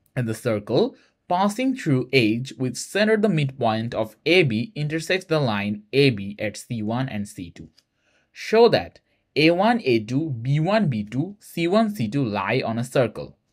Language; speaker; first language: English; non-native, local second language; Bangla